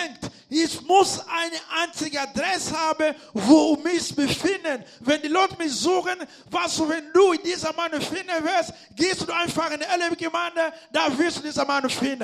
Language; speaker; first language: German; non-native, learner; Lingala